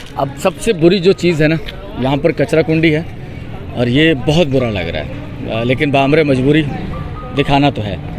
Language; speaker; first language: Urdu; native; Urdu